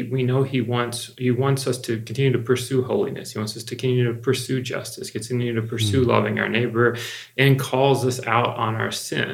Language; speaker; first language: English; native; English